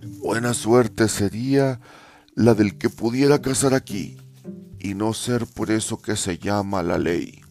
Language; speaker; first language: Spanish; native; Spanish